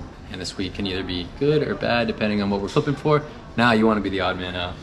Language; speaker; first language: English; native; English